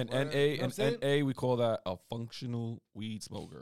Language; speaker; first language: English; native; English